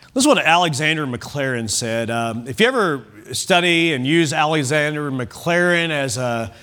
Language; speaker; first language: English; native; English